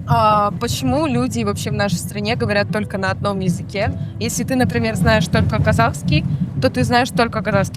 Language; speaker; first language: Russian; native; Russian